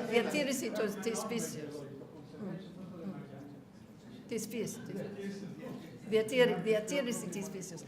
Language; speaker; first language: Greek; non-native, learner; English